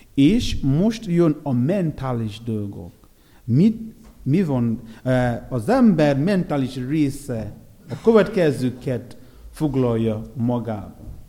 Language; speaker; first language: Hungarian; non-native, fluent; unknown